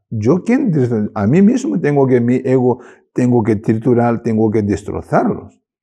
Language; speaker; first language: Spanish; non-native, learner; Tibetan